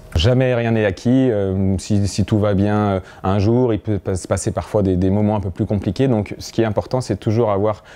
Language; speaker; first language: French; native; French